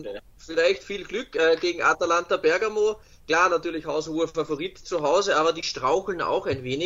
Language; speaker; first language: German; native; German